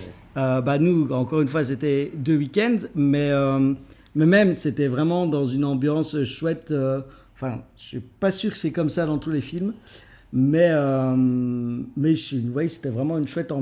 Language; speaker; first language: French; native; French